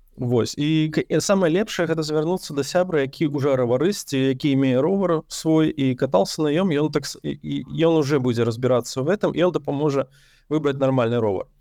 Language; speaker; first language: Belarusian; non-native, local second language; Russian